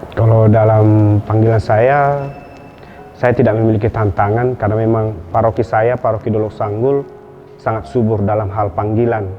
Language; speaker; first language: Indonesian; non-native, local second language; Batak Toba